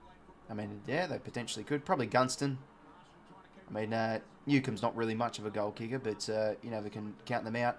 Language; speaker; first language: English; native; English